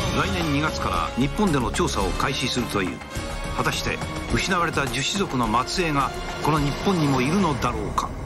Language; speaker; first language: Japanese; native; Japanese